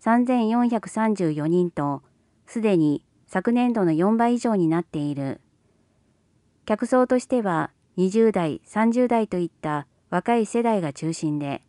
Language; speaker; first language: Japanese; native; Japanese